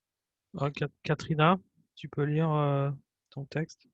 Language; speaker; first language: French; non-native, fluent; English